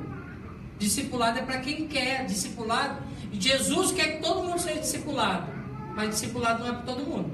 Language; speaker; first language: Portuguese; native; Portuguese